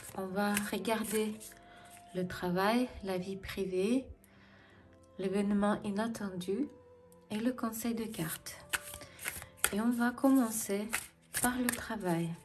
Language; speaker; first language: French; non-native, fluent; Ukrainian